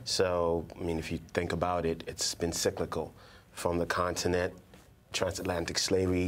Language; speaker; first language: English; non-native, local second language; Akan